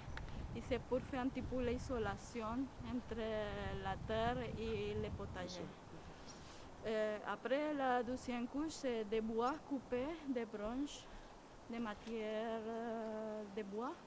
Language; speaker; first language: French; non-native, learner; Spanish